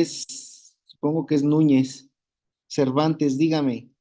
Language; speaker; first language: Spanish; native; Spanish